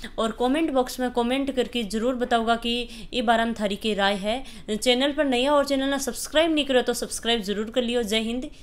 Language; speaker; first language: Hindi; native; Hindi